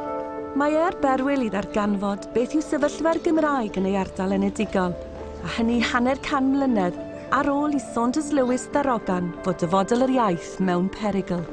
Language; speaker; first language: Welsh; native; Welsh